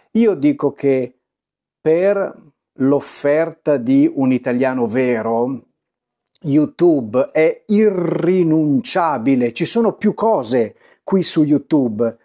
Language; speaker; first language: Italian; native; Italian